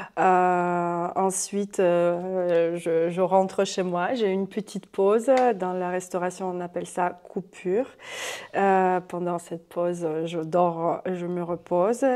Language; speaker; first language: French; non-native, fluent; Russian